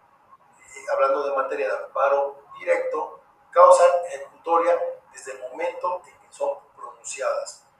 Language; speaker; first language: Spanish; native; Spanish